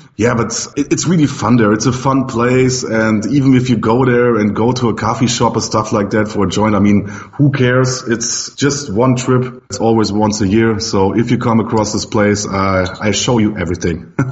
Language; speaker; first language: English; non-native, fluent; German